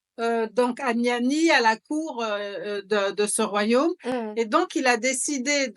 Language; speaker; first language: French; native; French